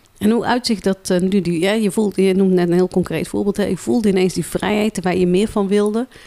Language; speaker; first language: Dutch; early bilingual, other home language; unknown